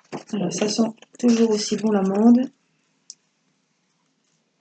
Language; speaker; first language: French; native; French